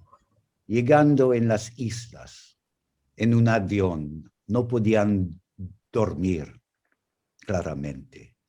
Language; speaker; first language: Spanish; non-native, fluent; English